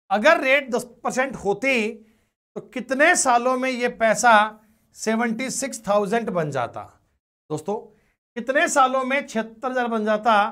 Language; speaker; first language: Hindi; native; Hindi